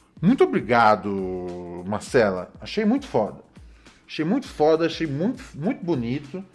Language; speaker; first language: Portuguese; native; Portuguese